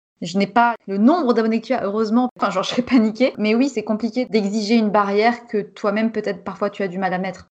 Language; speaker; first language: French; native; French